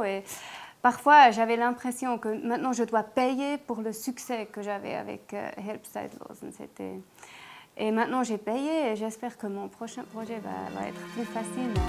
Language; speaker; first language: French; non-native, local second language; German